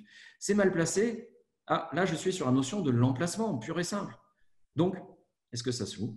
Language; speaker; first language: French; native; French